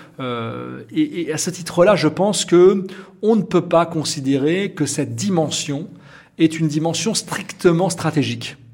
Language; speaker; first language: French; native; French